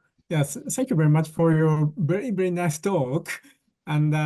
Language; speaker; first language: English; non-native, fluent; Japanese